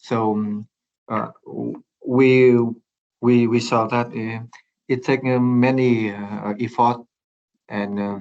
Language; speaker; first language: English; non-native, learner; Vietnamese